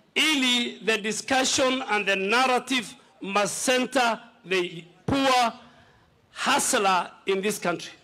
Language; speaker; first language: English; non-native, local second language; Somali